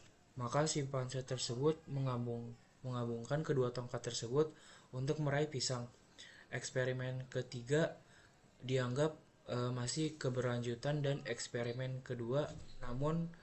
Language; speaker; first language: Indonesian; native; Indonesian